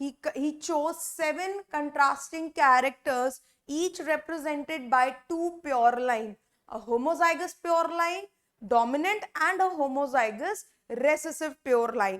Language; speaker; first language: English; non-native, local second language; Hindi